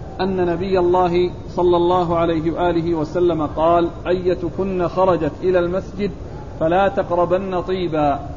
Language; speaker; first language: Arabic; native; Arabic